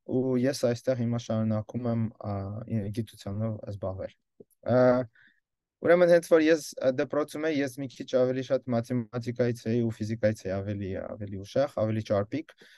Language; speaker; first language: Armenian; early bilingual, heritage; Armenian